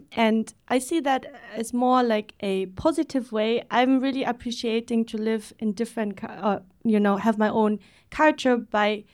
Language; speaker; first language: English; early bilingual, other home language; Vietnamese